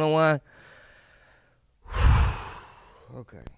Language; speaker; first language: English; native; English